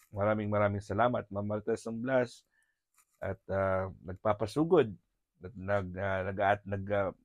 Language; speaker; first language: Filipino; non-native, local second language; Hiligaynon